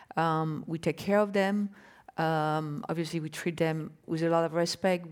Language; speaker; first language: English; non-native, fluent; French